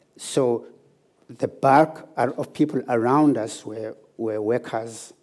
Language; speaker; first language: English; non-native, local second language; Zulu